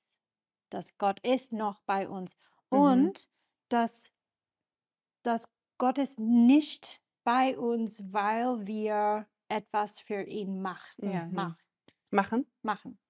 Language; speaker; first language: German; non-native, learner; English